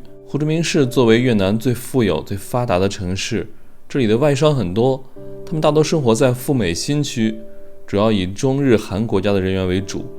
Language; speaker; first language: Chinese; native; Chinese